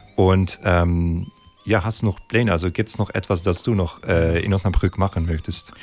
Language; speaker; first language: German; native; German